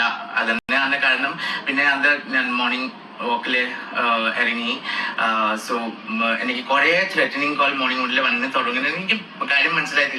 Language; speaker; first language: Malayalam; non-native, fluent; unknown